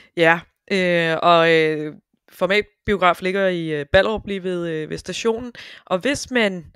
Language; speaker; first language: Danish; native; Danish